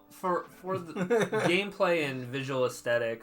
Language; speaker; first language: English; native; English